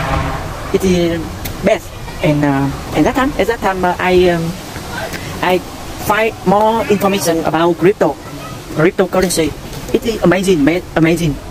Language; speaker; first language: English; non-native, learner; Vietnamese